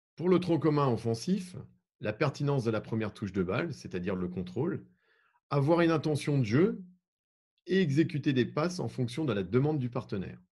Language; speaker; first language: French; native; French